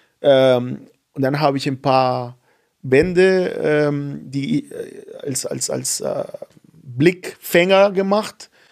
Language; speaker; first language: German; non-native, fluent; Spanish